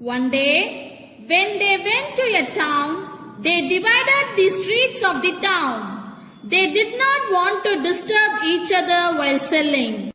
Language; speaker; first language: English; non-native, local second language; Tamil